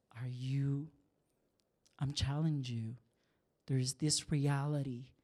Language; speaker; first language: English; non-native, local second language; Filipino